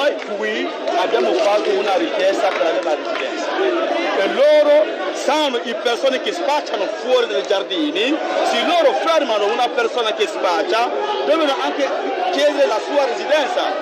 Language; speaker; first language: Italian; non-native, fluent; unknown